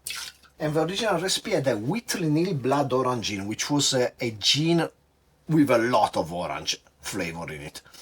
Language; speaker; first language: English; non-native, fluent; Italian